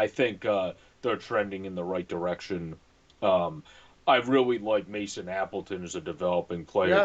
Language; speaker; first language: English; native; English